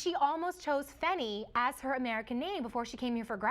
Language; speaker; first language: English; early bilingual, other home language; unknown